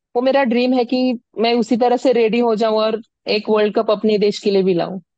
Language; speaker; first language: Hindi; non-native, local second language; Marathi